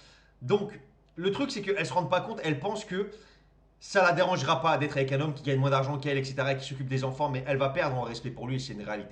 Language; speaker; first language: French; native; French